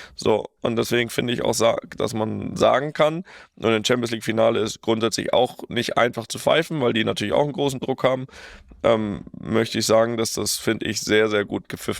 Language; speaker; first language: German; native; German